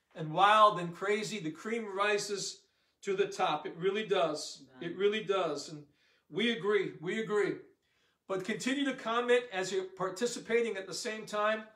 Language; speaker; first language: English; native; English